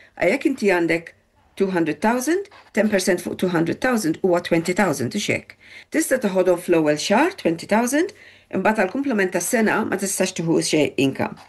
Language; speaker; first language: Maltese; early bilingual, heritage; Maltese